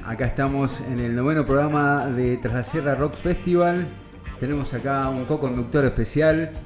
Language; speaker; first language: Spanish; native; Spanish